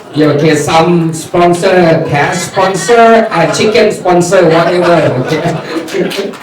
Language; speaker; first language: English; non-native, learner; Thai